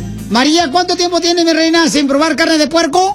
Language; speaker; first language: Spanish; native; Spanish